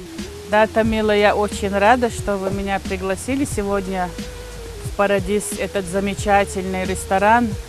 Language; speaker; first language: Russian; non-native, local second language; Chechen